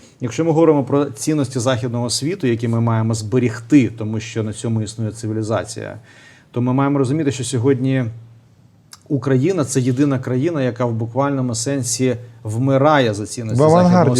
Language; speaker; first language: Ukrainian; native; Ukrainian